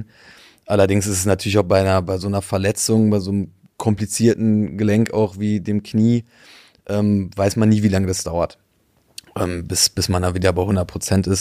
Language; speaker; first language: German; native; German